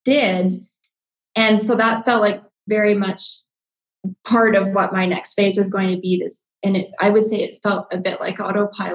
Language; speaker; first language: English; native; English